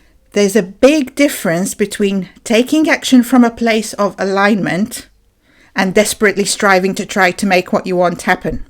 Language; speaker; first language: English; native; English